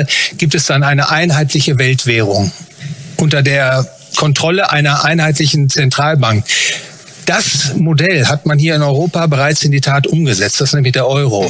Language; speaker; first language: German; native; German